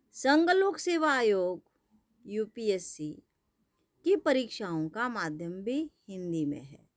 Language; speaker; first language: Hindi; non-native, local second language; Marathi